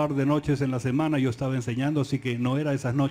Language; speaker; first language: Spanish; native; Spanish